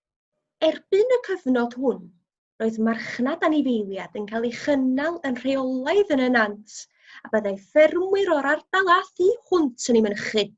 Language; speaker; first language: Welsh; native; Welsh